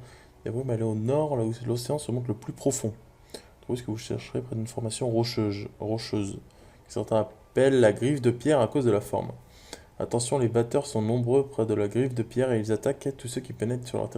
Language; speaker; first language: French; native; French